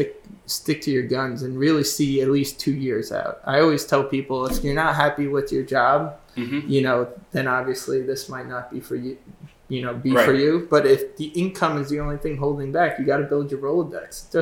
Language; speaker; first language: English; native; English